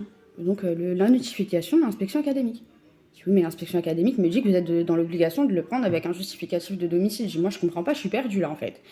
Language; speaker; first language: French; native; French